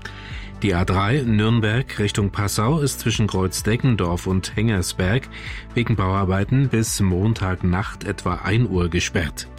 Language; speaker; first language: German; native; German